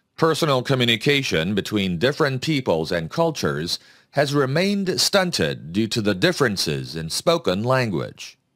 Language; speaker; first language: English; non-native, fluent; Korean